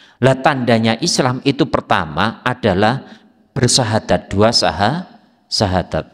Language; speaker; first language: Indonesian; native; Indonesian